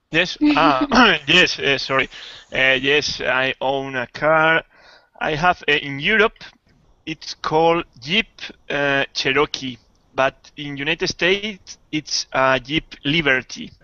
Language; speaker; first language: English; non-native, learner; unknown